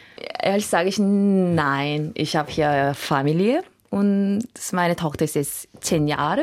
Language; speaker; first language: German; non-native, fluent; Korean